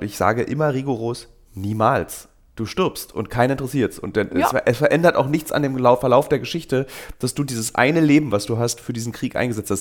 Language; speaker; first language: German; native; German